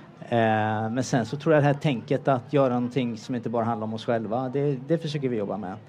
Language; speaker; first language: Swedish; native; Swedish